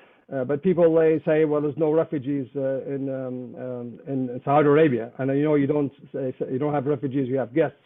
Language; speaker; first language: English; non-native, fluent; Arabic